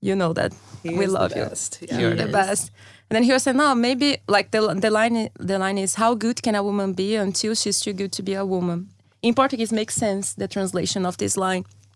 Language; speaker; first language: English; non-native, fluent; Portuguese